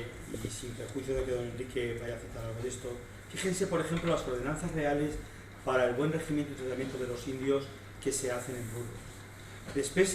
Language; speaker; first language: Spanish; native; Spanish